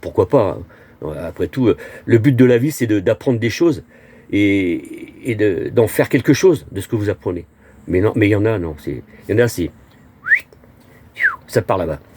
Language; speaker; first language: French; native; French